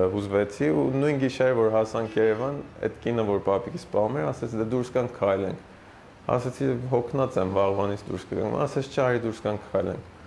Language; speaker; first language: Armenian; early bilingual, heritage; Armenian